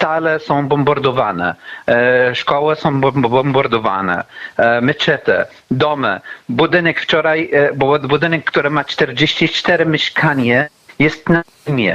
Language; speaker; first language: Polish; non-native, fluent; Arabic